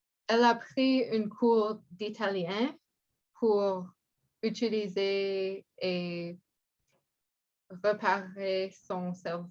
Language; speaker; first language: French; non-native, learner; English